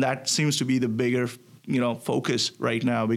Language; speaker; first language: English; non-native, local second language; Gujarati